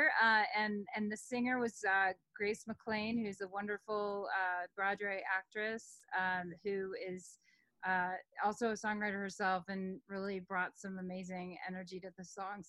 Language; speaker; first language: English; native; English